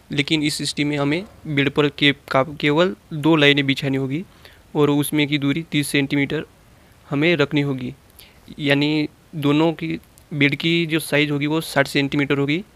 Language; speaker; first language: Hindi; non-native, local second language; Marathi